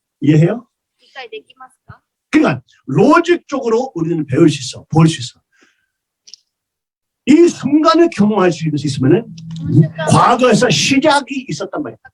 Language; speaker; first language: Korean; early bilingual, heritage; Korean